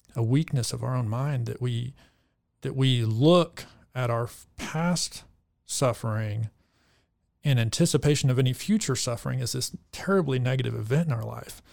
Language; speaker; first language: English; native; English